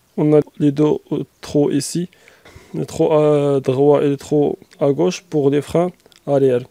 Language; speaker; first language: French; non-native, local second language; Arabic